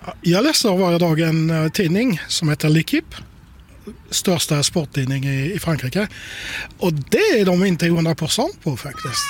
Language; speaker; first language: Swedish; non-native, fluent; French